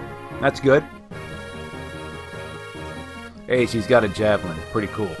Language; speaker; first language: English; native; English